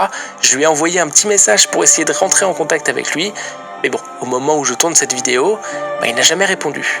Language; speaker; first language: French; native; French